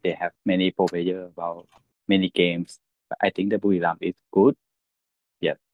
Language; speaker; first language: English; non-native, learner; Thai